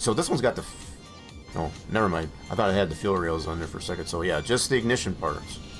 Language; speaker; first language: English; native; English